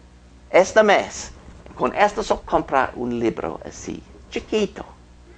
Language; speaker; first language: Spanish; non-native, fluent; English